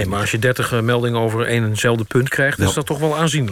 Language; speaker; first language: Dutch; native; Dutch